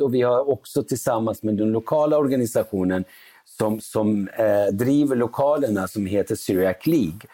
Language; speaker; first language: Swedish; early bilingual, other home language; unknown